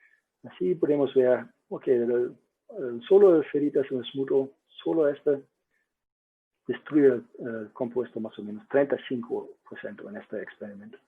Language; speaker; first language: Spanish; non-native, learner; German